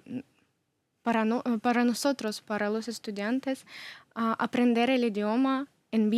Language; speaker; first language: Spanish; non-native, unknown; Ukrainian